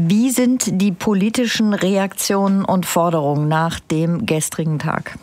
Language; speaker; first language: German; native; German